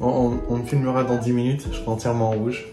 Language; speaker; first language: French; native; French